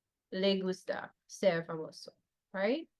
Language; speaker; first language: Spanish; non-native, fluent; English